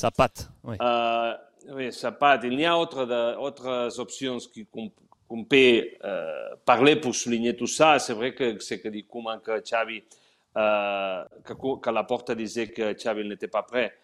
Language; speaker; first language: French; non-native, learner; Spanish